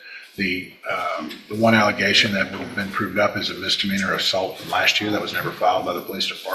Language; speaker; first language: English; native; English